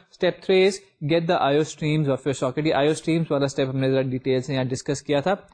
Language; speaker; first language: English; non-native, local second language; Urdu